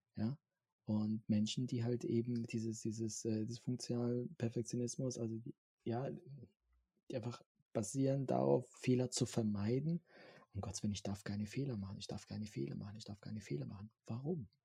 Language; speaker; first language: German; non-native, fluent; French